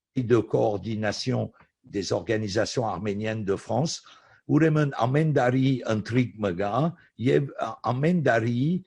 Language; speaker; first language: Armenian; early bilingual, heritage; Armenian